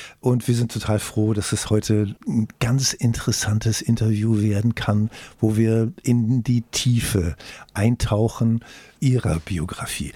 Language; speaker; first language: German; native; German